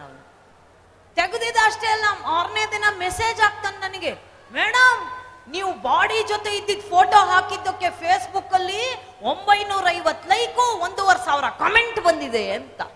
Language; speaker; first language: Kannada; native; Kannada